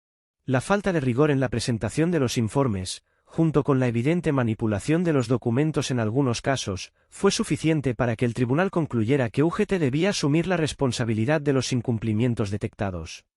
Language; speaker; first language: Spanish; native; Spanish